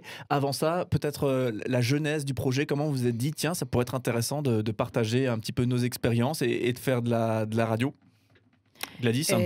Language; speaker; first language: French; native; French